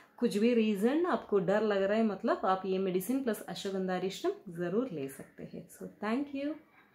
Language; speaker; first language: Hindi; non-native, local second language; Kannada